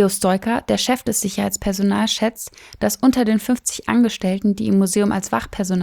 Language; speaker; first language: German; native; German